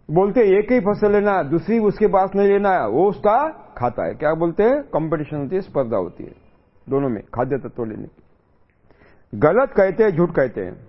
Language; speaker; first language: Hindi; non-native, local second language; Marathi